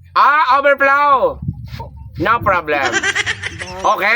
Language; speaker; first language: English; non-native, learner; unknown